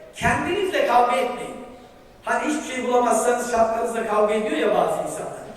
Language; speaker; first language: Turkish; native; Turkish